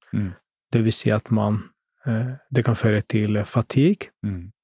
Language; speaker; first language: Norwegian; non-native, fluent; Greek